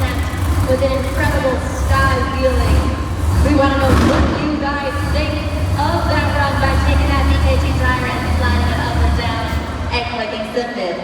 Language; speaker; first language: English; native; English